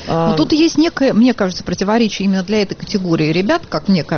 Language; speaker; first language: Russian; native; Russian